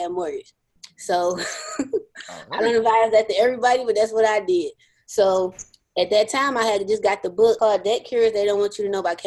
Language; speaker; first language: English; native; English